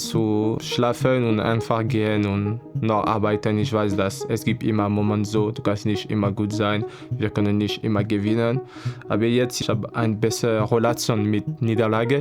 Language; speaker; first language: German; non-native, fluent; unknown